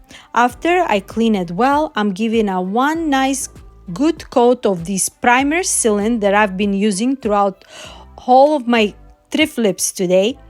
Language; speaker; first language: English; non-native, fluent; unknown